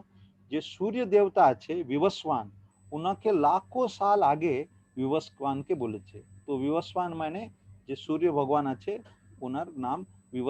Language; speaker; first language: Bangla; non-native, learner; Hindi